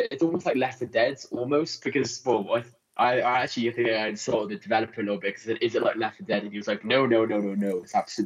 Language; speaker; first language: English; native; English